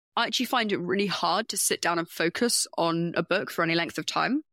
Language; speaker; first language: English; native; English